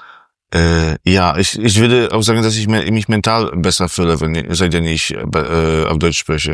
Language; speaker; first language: German; non-native, fluent; Polish